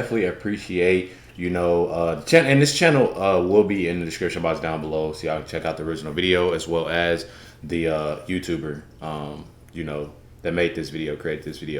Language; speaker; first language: English; native; English